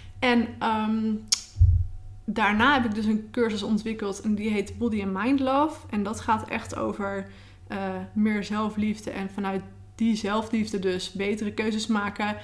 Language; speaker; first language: Dutch; native; Dutch